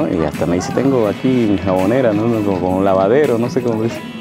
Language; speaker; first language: Spanish; native; Spanish